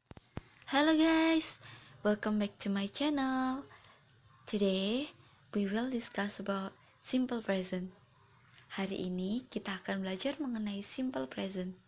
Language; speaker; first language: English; non-native, fluent; Indonesian